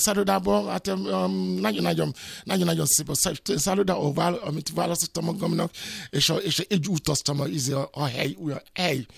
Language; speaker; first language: Hungarian; non-native, fluent; Yoruba